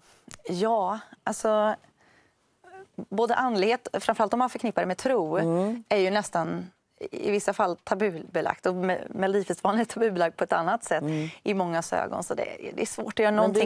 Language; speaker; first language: Swedish; native; Swedish